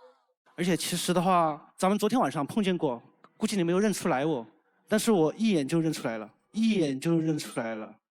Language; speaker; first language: Chinese; native; Chinese